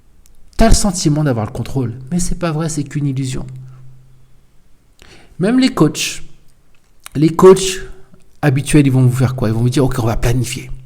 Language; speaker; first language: French; native; French